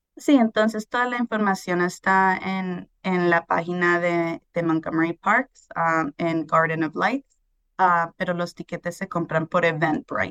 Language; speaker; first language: Spanish; early bilingual, heritage; Spanish